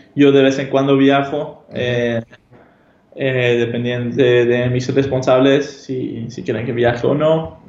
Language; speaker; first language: Spanish; non-native, fluent; Hebrew